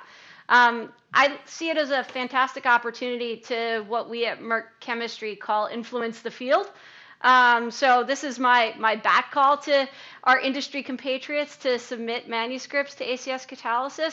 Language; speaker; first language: English; native; English